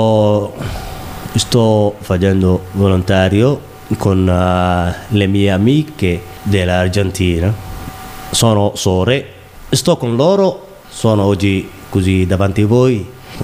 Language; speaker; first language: Italian; non-native, learner; Somali